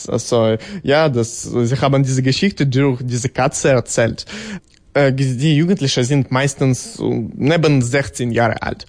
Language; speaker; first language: German; non-native, learner; Ukrainian